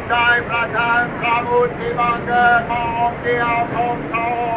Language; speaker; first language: Thai; non-native, learner; English